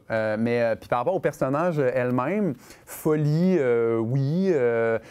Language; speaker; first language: French; native; French